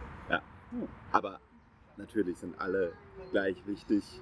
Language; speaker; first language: German; native; German